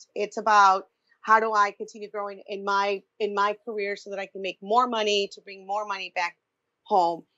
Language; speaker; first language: English; native; English